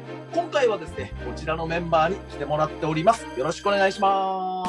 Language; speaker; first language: Japanese; native; Japanese